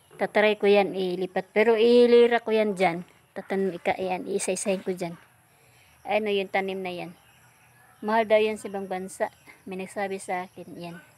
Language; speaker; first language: Filipino; non-native, local second language; Cebuano